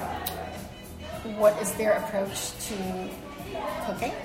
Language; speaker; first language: English; early bilingual, other home language; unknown